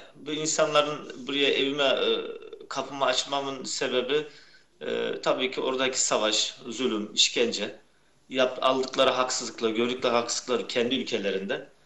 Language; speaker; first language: Turkish; early bilingual, heritage; Turkish